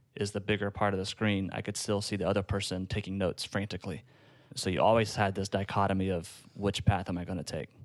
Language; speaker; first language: English; native; English